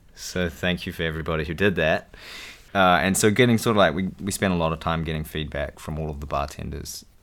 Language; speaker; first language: English; native; English